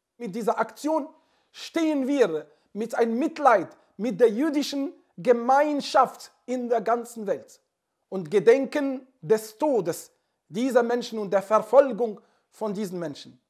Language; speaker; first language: German; non-native, fluent; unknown